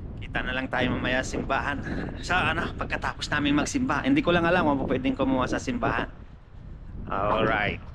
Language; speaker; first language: Filipino; non-native, local second language; Waray